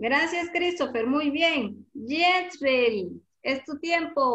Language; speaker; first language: Spanish; native; Spanish